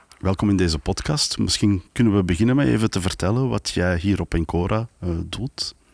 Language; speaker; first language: Dutch; native; Dutch